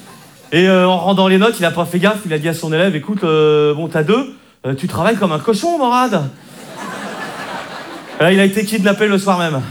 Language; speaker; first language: French; native; French